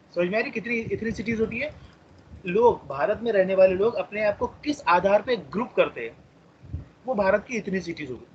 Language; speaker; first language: Hindi; non-native, local second language; Marathi